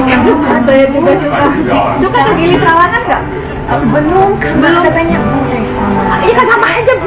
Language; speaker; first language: Indonesian; non-native, learner; English